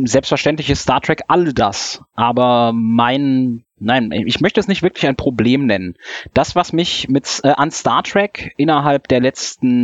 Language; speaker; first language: German; native; German